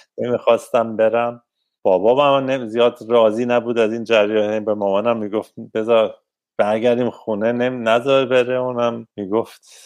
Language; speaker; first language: Persian; native; Persian